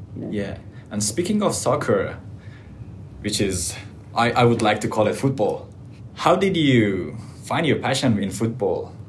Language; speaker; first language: English; non-native, fluent; Persian